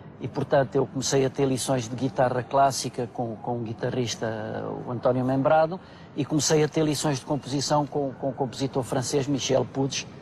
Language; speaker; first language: Portuguese; native; Portuguese